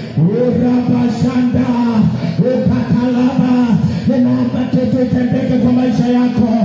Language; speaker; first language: Swahili; non-native, local second language; Luyia